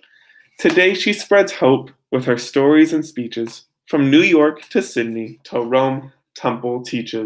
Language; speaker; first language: English; native; English